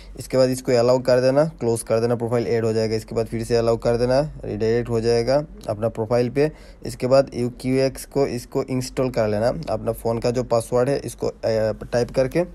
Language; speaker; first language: Hindi; native; Hindi